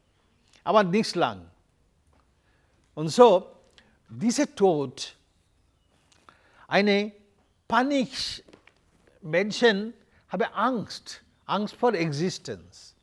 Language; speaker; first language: German; non-native, learner; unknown